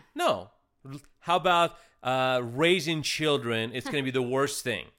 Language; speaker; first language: English; early bilingual, other home language; Russian